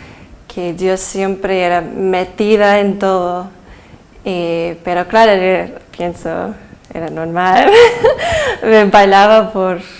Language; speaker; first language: Spanish; early bilingual, heritage; Spanish